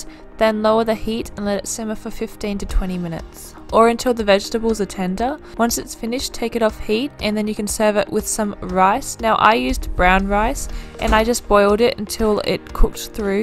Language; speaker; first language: English; native; English